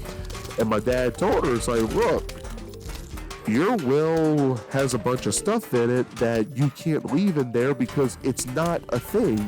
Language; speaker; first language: English; native; English